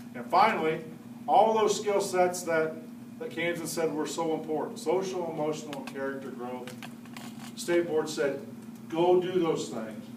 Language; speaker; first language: English; native; English